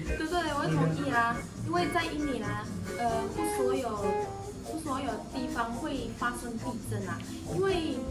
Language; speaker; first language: Chinese; non-native, fluent; Indonesian